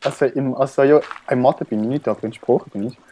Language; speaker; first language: German; native; German